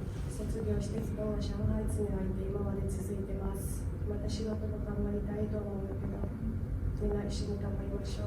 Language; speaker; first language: Japanese; non-native, fluent; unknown